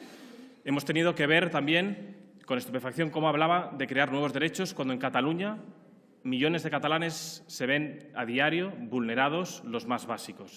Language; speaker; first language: Spanish; native; Spanish